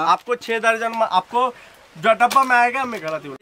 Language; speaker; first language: Hindi; non-native, local second language; Bangla